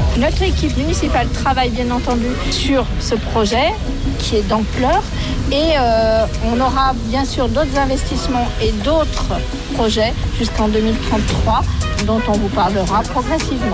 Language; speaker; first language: French; native; French